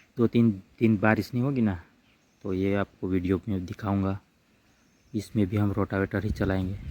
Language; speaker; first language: Hindi; non-native, local second language; Gujarati